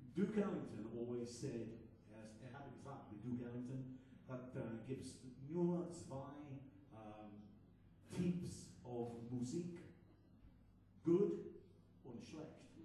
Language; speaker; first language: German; non-native, learner; English